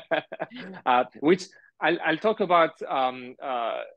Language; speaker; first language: English; early bilingual, heritage; Arabic